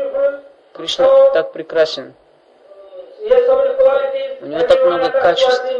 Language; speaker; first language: Russian; non-native, fluent; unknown